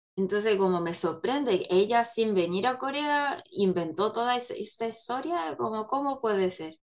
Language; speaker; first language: Spanish; non-native, fluent; Korean